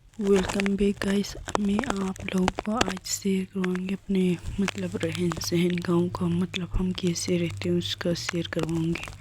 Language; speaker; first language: Urdu; non-native, local second language; Shina